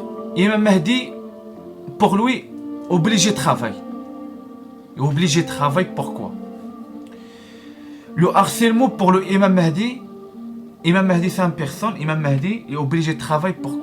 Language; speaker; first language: French; non-native, learner; Arabic